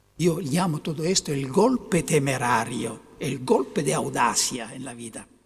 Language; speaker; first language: Spanish; non-native, fluent; Italian